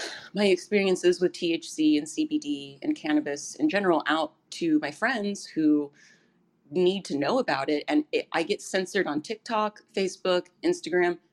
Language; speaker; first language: English; native; English